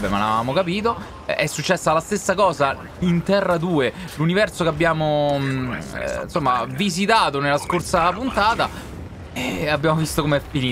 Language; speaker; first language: Italian; native; Italian